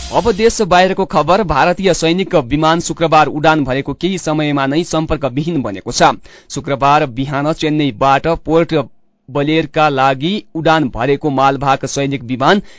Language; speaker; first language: Nepali; native; Nepali